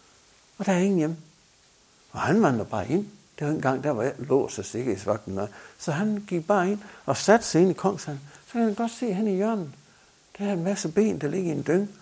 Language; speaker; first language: Danish; native; Danish